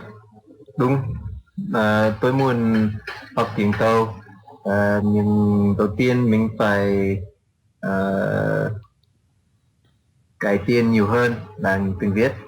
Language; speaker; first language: Vietnamese; non-native, learner; English